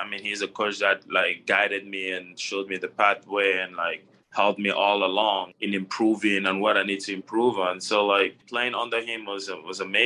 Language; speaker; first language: English; non-native, local second language; French